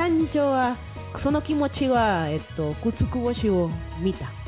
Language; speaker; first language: Japanese; non-native, learner; Spanish